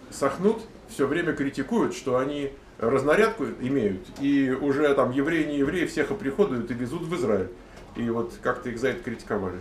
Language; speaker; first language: Russian; native; Russian